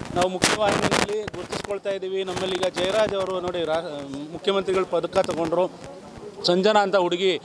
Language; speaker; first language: Kannada; non-native, local second language; Lambadi